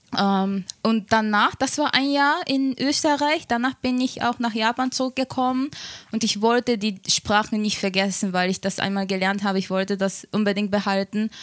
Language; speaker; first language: German; non-native, fluent; Japanese